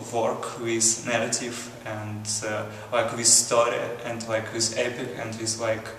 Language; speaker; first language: English; non-native, fluent; Russian